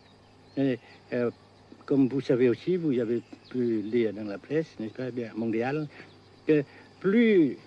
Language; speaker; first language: French; non-native, fluent; Vietnamese